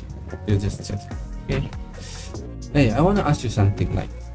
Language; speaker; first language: English; non-native, learner; Indonesian